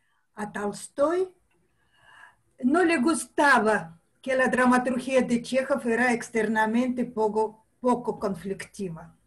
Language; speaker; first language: Spanish; non-native, fluent; Russian